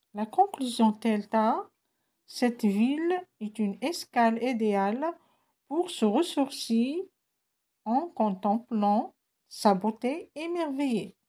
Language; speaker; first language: French; non-native, local second language; Arabic